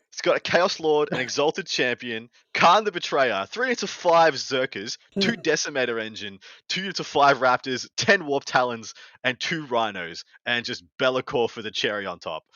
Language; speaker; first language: English; native; English